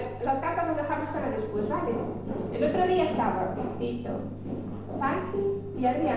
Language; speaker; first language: Spanish; native; Spanish